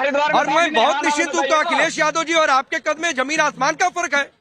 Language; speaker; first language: Hindi; native; Hindi